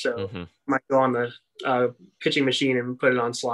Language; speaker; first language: English; native; English